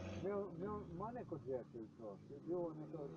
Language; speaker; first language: Polish; non-native, learner; Ukrainian